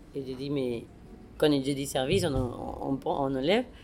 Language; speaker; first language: French; non-native, fluent; Spanish